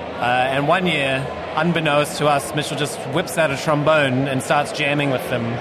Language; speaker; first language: English; native; English